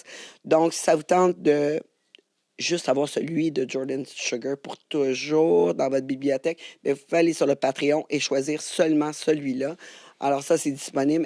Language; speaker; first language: French; native; French